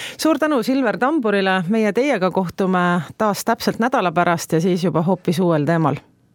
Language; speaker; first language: Estonian; native; Estonian